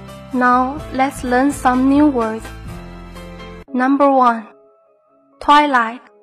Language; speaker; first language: English; non-native, fluent; Chinese